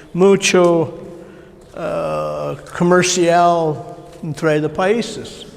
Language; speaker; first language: Spanish; non-native, learner; English